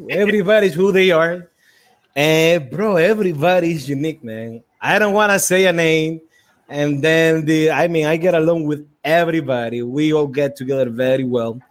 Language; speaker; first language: English; non-native, fluent; Spanish